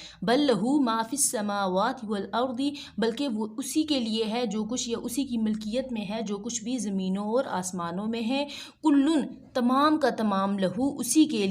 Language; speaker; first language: Urdu; native; Urdu